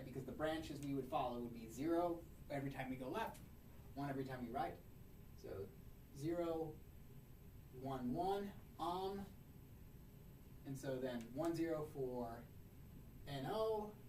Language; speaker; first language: English; native; English